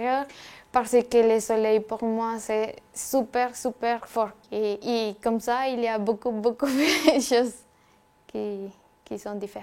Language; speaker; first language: French; non-native, learner; Spanish